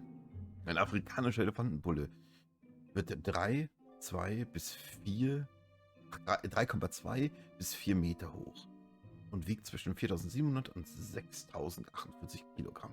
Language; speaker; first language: German; native; German